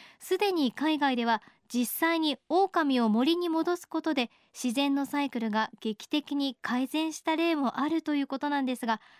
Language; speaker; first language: Japanese; native; Japanese